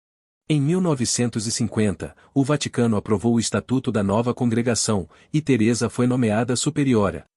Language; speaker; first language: Portuguese; native; Portuguese